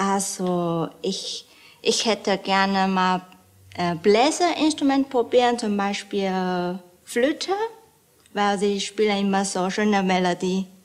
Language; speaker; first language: German; non-native, fluent; Chinese